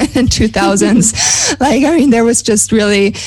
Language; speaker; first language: English; non-native, fluent; German